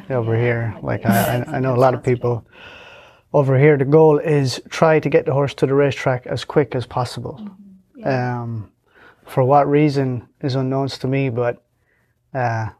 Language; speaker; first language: English; native; English